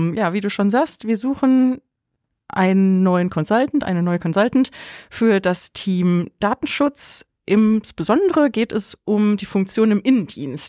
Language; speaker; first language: German; native; German